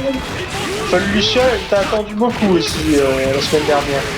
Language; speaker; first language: French; native; French